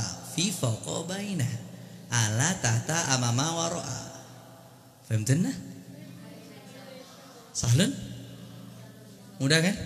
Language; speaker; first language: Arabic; non-native, fluent; Indonesian